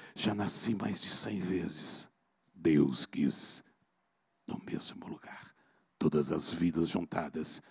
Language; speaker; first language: Portuguese; native; Portuguese